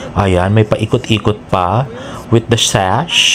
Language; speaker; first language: Filipino; native; Filipino